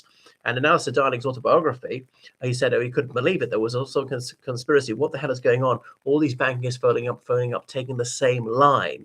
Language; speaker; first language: English; native; English